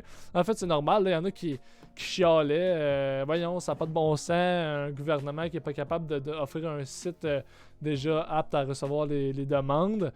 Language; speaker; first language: French; native; French